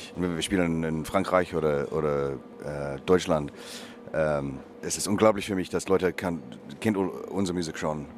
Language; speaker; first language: German; non-native, learner; English